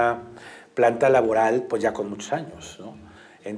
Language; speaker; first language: Spanish; native; Spanish